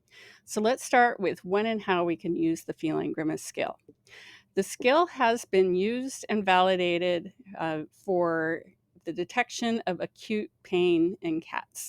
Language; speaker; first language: English; native; English